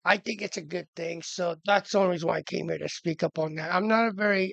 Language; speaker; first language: English; native; English